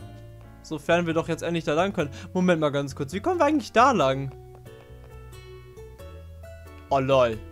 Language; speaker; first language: German; native; German